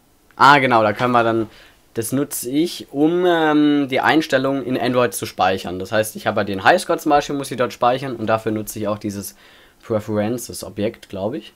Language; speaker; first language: German; native; German